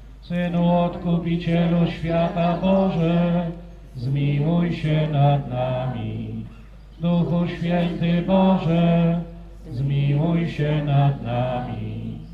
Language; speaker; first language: Polish; native; Polish